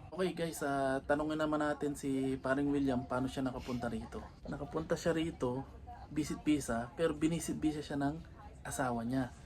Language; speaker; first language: Filipino; native; Filipino